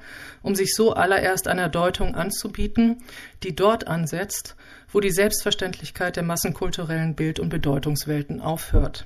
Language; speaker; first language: German; native; German